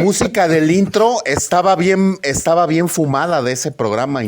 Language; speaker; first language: Spanish; native; Spanish